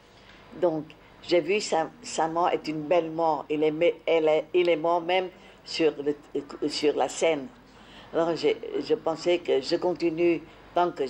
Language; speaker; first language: French; non-native, fluent; Vietnamese